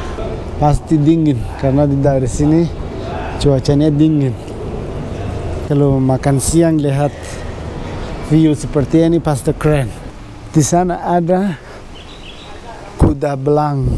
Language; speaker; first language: Indonesian; non-native, fluent; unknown